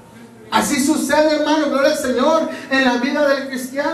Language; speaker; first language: Spanish; native; Spanish